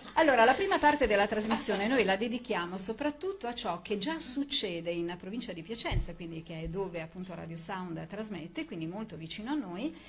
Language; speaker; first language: Italian; native; Italian